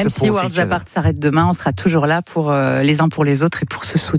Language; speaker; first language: French; native; French